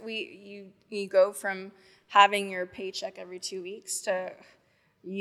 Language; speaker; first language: English; native; English